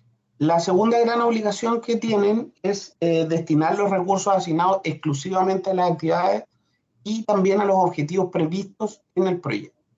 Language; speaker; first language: Spanish; native; Spanish